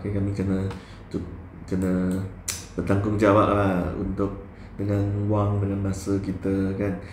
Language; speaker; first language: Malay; non-native, local second language; Chinese